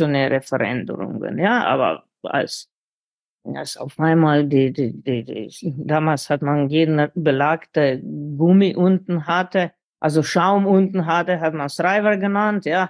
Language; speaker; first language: German; non-native, fluent; Slovenian